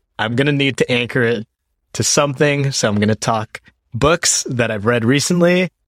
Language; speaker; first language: English; early bilingual, other home language; Japanese